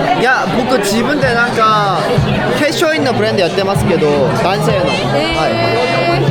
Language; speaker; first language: Japanese; non-native, learner; Korean